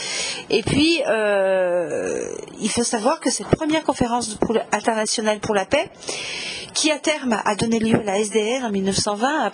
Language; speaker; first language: French; native; French